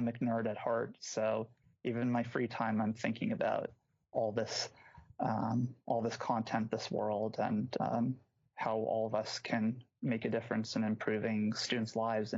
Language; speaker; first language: English; native; English